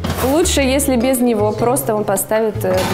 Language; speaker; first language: Russian; native; Russian